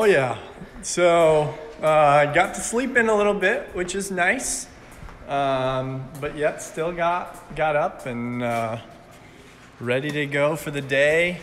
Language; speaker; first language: English; native; English